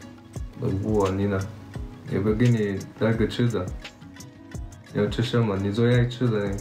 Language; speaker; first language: Chinese; early bilingual, heritage; Chinese